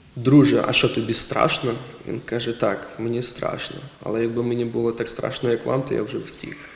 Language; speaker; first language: Ukrainian; non-native, local second language; Russian